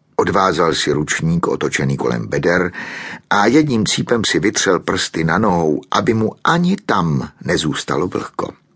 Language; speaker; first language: Czech; native; Czech